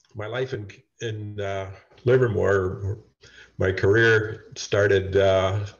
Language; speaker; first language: English; native; English